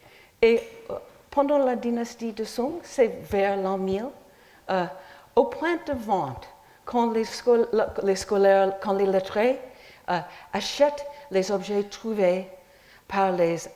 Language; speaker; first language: French; non-native, fluent; English